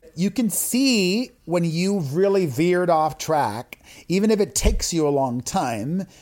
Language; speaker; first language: English; native; English